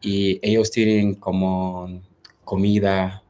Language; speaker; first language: Spanish; non-native, learner; English